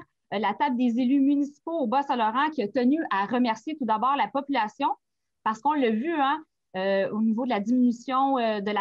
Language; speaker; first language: French; native; French